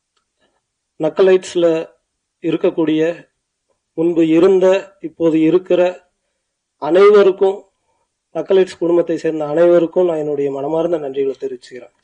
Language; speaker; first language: Tamil; native; Tamil